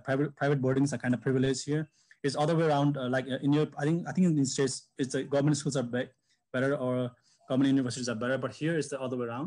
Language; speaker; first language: English; non-native, local second language; Sherpa